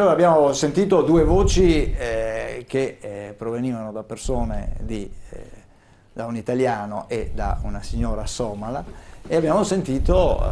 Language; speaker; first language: Italian; native; Italian